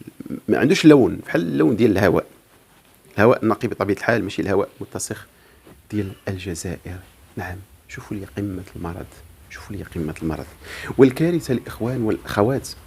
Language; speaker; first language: Arabic; native; Arabic